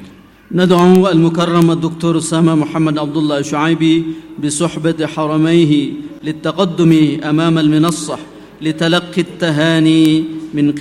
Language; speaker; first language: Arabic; non-native, fluent; Indonesian